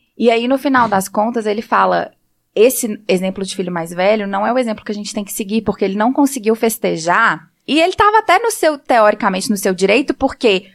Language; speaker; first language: Portuguese; native; Portuguese